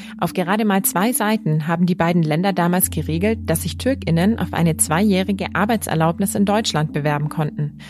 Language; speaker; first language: German; native; German